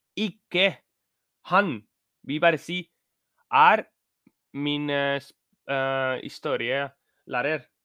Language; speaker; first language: Norwegian; non-native, learner; Spanish